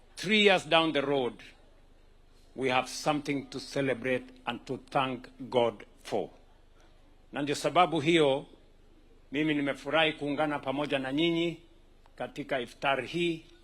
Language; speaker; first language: Swahili; non-native, local second language; Kalenjin